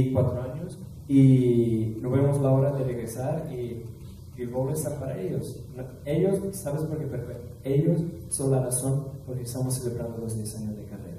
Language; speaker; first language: Spanish; non-native, fluent; Italian